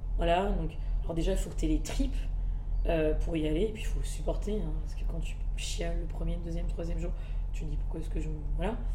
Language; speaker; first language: French; early bilingual, other home language; Malagasy